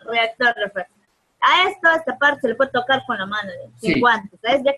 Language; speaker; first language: Spanish; native; Spanish